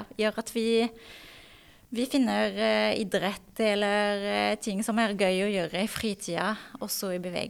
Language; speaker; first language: Norwegian; non-native, fluent; French